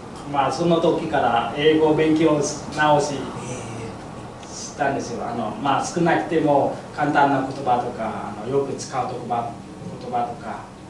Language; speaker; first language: Japanese; non-native, learner; Vietnamese